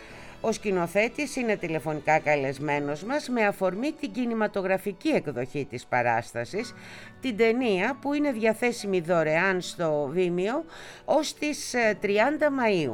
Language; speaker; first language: Greek; native; Greek